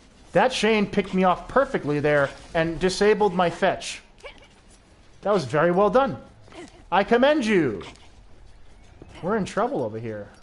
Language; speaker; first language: English; native; English